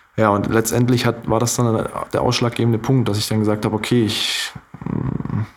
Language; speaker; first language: German; native; German